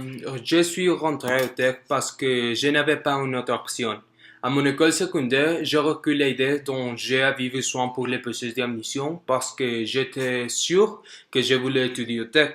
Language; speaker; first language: French; non-native, learner; Spanish